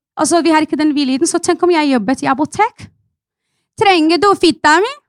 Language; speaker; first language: Norwegian; non-native, fluent; Arabic